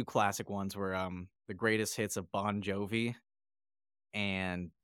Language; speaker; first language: English; native; English